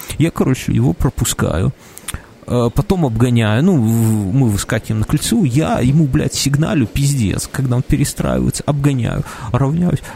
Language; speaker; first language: Russian; native; Russian